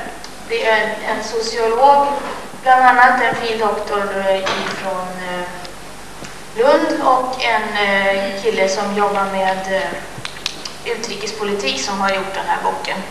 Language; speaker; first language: Swedish; native; Swedish